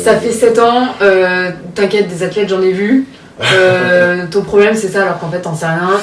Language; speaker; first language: French; native; French